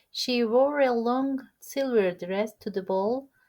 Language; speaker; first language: English; non-native, fluent; Turkish